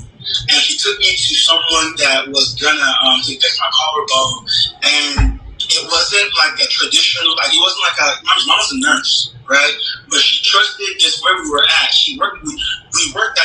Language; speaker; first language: English; early bilingual, other home language; Igbo